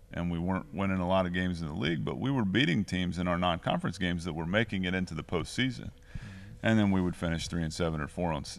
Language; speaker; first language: English; native; English